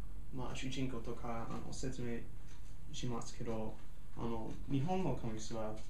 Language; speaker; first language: Japanese; non-native, learner; English